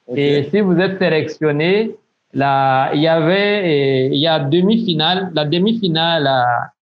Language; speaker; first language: French; non-native, local second language; Rundi